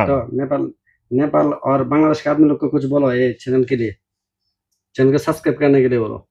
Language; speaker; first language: Hindi; non-native, learner; Bangla